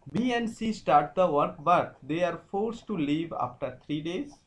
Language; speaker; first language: English; non-native, local second language; Bangla